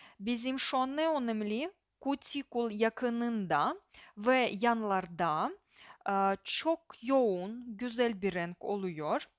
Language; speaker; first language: Turkish; non-native, fluent; Russian